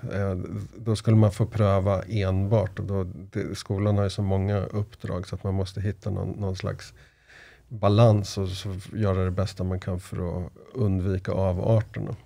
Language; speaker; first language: Swedish; native; Swedish